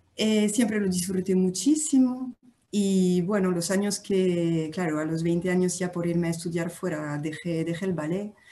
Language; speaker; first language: Spanish; non-native, fluent; French